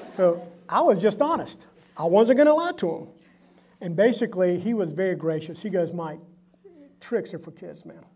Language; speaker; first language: English; early bilingual, other home language; Spanish